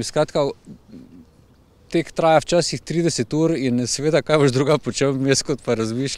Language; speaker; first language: Slovenian; native; Slovenian